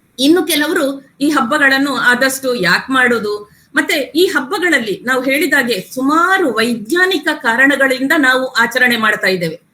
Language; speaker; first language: Kannada; non-native, local second language; Tulu